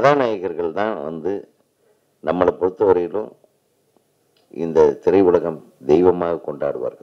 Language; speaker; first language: Tamil; native; Tamil